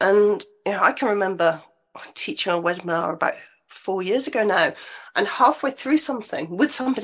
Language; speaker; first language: English; native; English